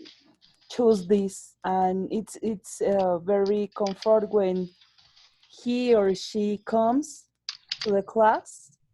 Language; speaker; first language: English; non-native, learner; Spanish